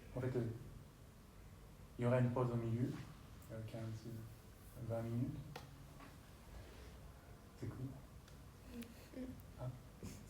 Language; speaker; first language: French; non-native, fluent; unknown